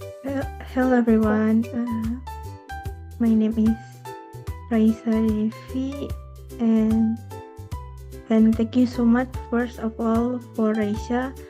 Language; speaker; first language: English; non-native, learner; Indonesian